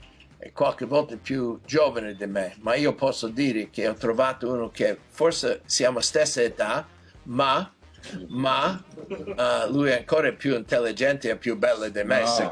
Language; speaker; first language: Italian; non-native, learner; English